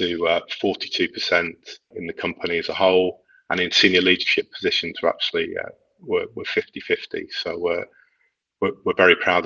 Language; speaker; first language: English; native; English